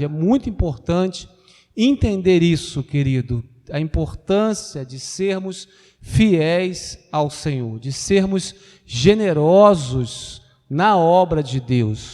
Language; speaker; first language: Portuguese; native; Portuguese